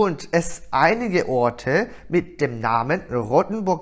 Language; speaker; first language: German; non-native, fluent; Korean